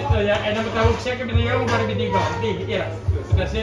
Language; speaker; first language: Dutch; non-native, learner; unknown